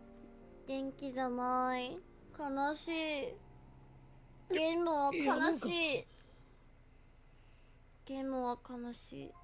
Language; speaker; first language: Japanese; non-native, learner; English